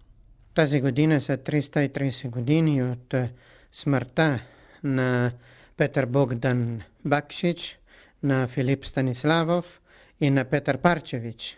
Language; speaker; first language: Bulgarian; non-native, fluent; Italian